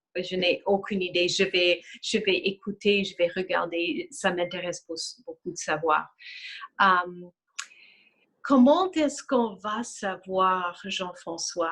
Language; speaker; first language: French; non-native, fluent; English